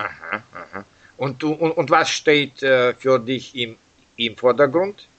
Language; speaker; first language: German; non-native, learner; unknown